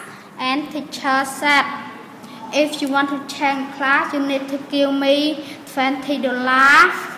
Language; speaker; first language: English; non-native, learner; Khmer